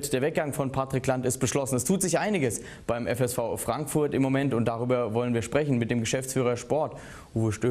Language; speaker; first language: German; native; German